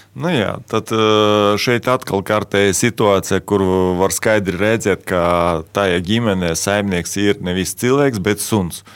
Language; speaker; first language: Latvian; non-native, local second language; Russian